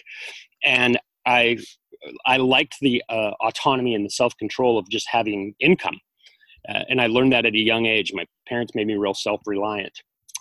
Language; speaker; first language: English; native; English